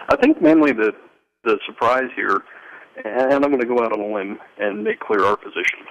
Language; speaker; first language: English; native; English